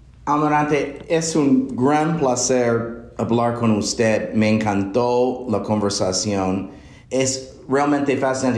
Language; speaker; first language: Spanish; non-native, fluent; English